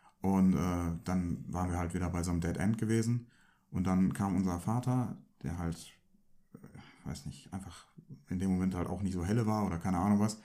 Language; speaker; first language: German; native; German